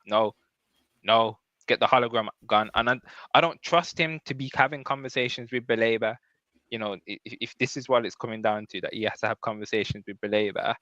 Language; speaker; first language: English; native; English